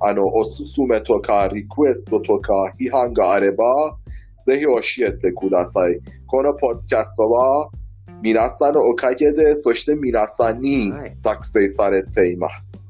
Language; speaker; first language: Japanese; non-native, learner; Persian